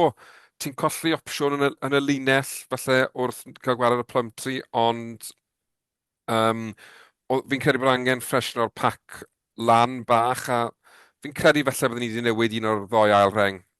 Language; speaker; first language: Welsh; native; Welsh